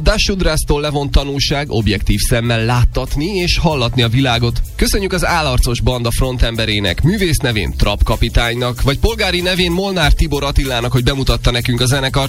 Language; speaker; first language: Hungarian; native; Hungarian